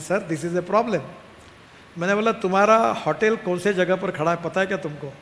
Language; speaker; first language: Hindi; non-native, local second language; Marathi